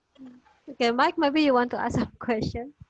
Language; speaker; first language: English; non-native, fluent; Indonesian